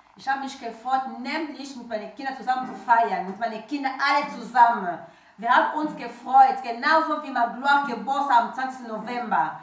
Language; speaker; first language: German; non-native, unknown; French